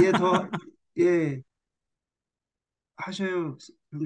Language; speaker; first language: Korean; native; Korean